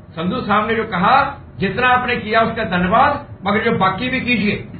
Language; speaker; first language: Hindi; non-native, local second language; Punjabi